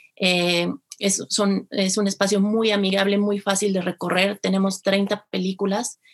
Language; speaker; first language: Spanish; native; Spanish